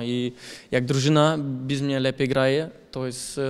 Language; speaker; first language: Polish; non-native, learner; German